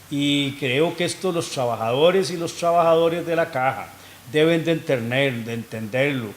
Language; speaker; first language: Spanish; native; Spanish